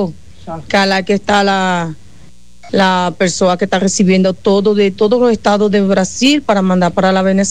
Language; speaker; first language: Portuguese; non-native, learner; Spanish